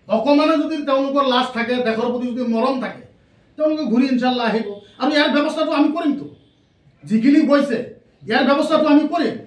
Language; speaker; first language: Assamese; non-native, local second language; Bangla